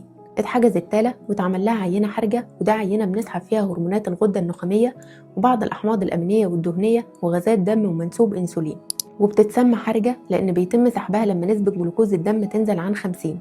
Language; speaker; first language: Arabic; native; Arabic